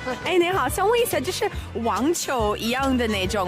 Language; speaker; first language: Chinese; non-native, fluent; English